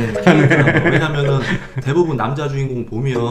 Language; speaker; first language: Korean; native; Korean